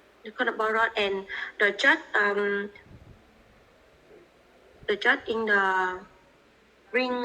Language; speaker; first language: English; non-native, learner; Vietnamese